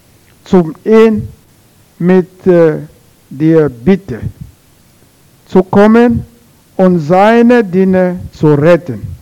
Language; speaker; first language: German; non-native, learner; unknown